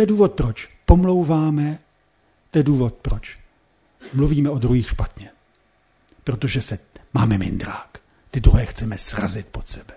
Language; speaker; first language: Czech; native; Czech